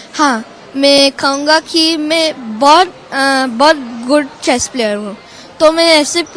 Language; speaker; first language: Hindi; non-native, learner; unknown